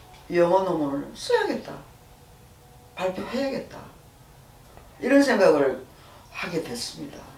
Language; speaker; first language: Korean; native; Korean